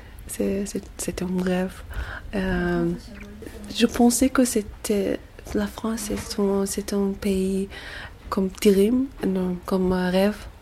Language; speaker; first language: French; non-native, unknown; Persian